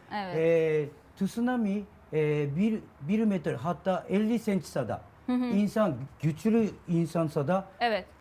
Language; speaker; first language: Turkish; non-native, learner; Japanese